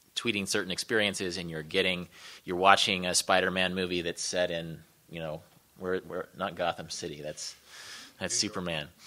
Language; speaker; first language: English; native; English